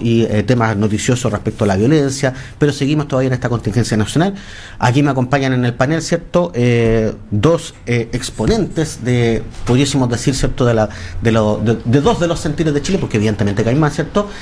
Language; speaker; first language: Spanish; native; Spanish